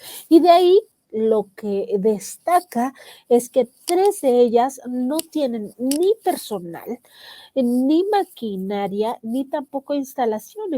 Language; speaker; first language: Spanish; native; Spanish